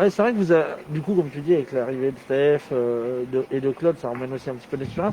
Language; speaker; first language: French; native; French